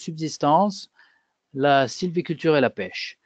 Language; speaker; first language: French; native; French